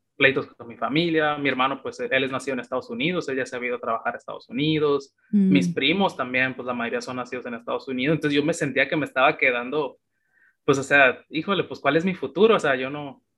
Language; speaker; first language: Spanish; native; Spanish